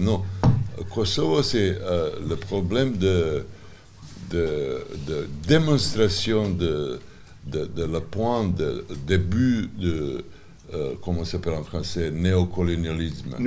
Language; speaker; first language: French; non-native, learner; Serbian